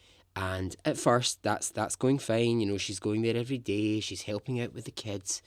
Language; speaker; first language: English; native; English